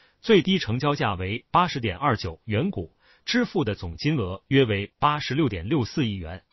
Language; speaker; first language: Chinese; native; Chinese